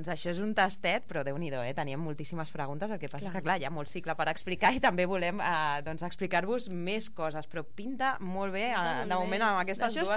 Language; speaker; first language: Catalan; native; Catalan